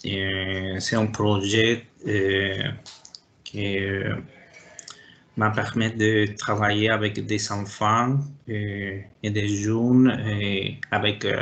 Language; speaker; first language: French; non-native, learner; Spanish